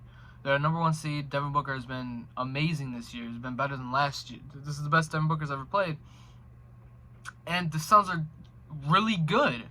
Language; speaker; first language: English; native; English